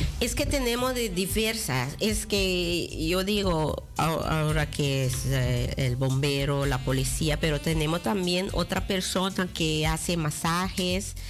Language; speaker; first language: Spanish; non-native, local second language; Dutch